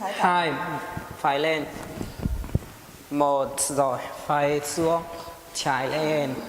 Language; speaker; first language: Vietnamese; non-native, learner; Hindi